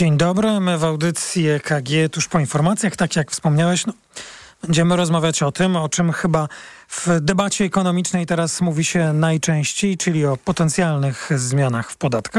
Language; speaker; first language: Polish; native; Polish